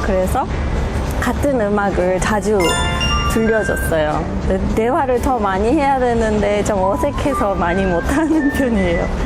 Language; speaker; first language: Korean; non-native, fluent; English